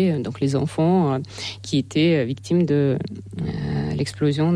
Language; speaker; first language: French; non-native, fluent; Ukrainian